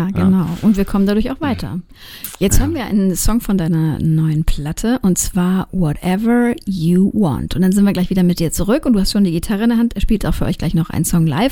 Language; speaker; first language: German; native; German